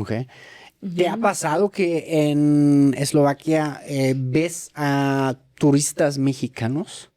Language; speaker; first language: Spanish; native; Spanish